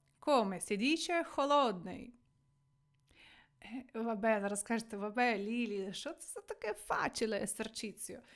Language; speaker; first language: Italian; non-native, fluent; Ukrainian